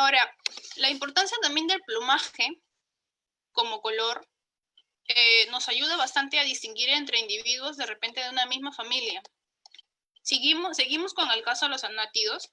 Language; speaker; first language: Spanish; native; Spanish